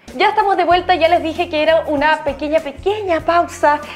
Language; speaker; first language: Spanish; native; Spanish